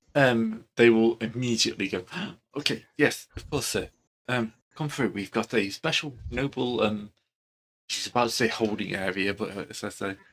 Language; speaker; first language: English; native; English